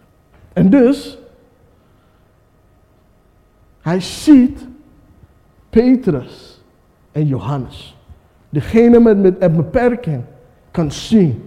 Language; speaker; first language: Dutch; non-native, fluent; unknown